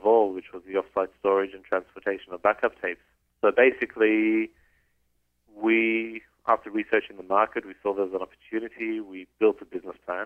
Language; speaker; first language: English; native; English